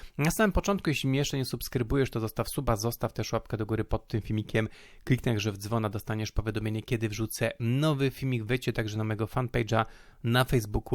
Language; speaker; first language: Polish; native; Polish